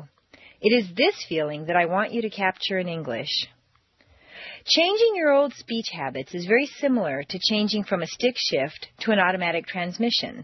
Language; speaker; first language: English; native; English